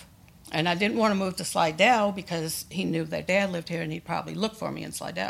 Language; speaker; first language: English; native; English